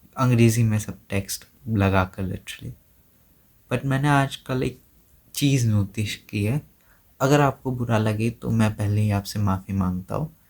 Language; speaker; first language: Hindi; non-native, local second language; Assamese